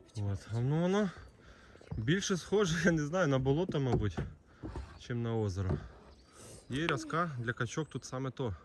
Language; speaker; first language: Ukrainian; non-native, local second language; Russian